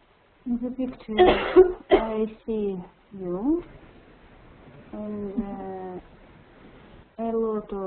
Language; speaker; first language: English; non-native, learner; Russian